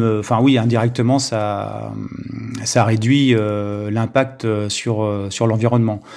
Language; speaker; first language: French; native; French